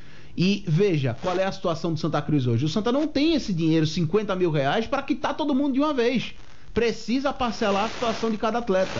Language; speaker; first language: Portuguese; native; Portuguese